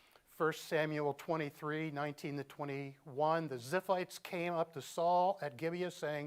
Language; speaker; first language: English; native; English